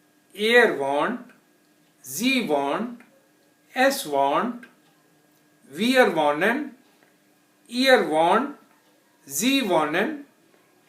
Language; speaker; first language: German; non-native, fluent; Hindi